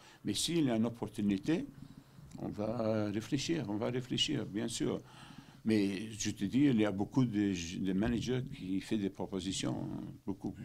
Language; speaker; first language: French; non-native, learner; Dutch